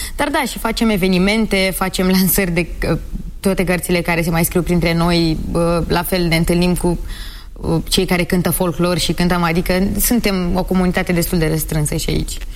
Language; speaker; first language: Romanian; non-native, local second language; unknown